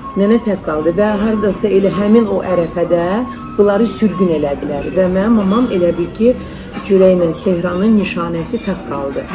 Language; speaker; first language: Azerbaijani; early bilingual, heritage; Azerbaijani